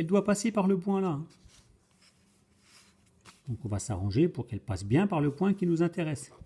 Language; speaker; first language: French; native; French